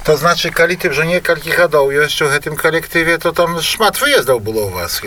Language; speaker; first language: Polish; non-native, local second language; Belarusian